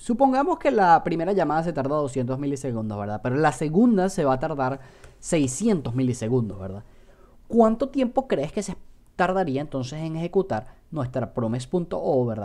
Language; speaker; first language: Spanish; native; Spanish